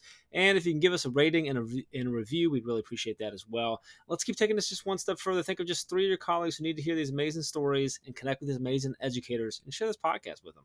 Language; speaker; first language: English; native; English